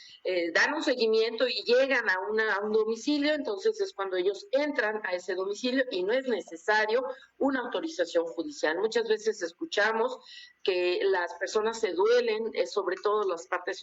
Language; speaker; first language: Spanish; native; Spanish